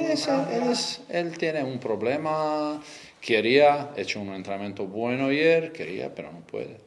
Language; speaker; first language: Spanish; non-native, learner; Croatian